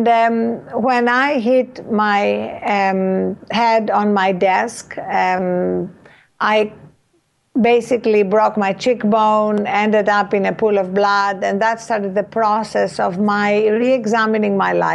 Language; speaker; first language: English; non-native, fluent; Greek